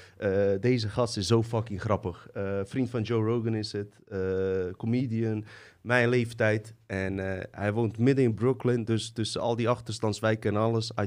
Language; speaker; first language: Dutch; early bilingual, other home language; Bosnian